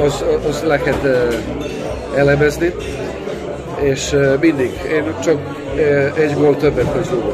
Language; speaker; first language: Hungarian; non-native, local second language; Serbian